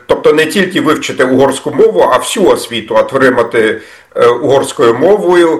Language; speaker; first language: Ukrainian; non-native, fluent; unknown